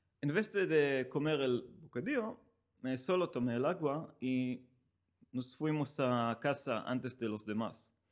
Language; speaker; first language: Spanish; non-native, learner; Hebrew